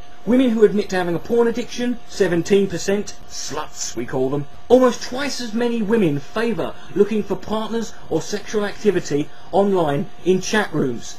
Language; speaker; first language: English; native; English